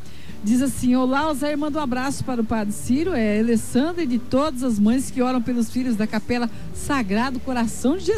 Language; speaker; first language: Portuguese; native; Portuguese